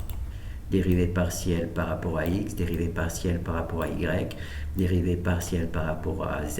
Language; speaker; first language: French; native; French